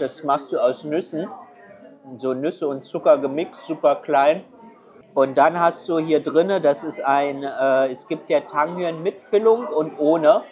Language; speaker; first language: German; non-native, fluent; Chinese